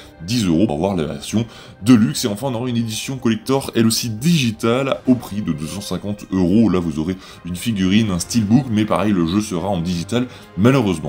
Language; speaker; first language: French; native; French